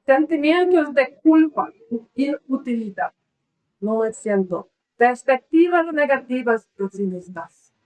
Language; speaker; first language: Spanish; non-native, learner; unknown